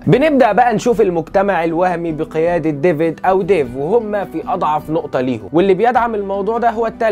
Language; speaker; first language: Arabic; native; Arabic